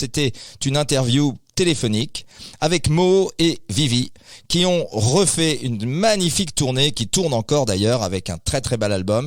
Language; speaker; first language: French; native; French